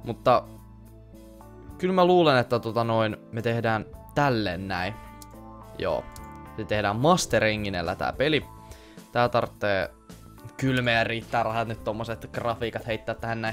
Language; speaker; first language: Finnish; native; Finnish